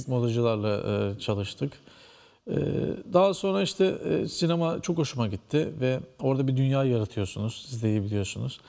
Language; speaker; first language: Turkish; native; Turkish